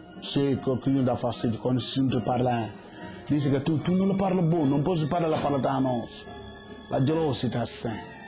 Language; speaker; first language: Italian; non-native, learner; Wolof